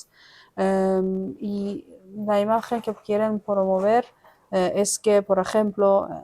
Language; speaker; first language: Spanish; non-native, fluent; Persian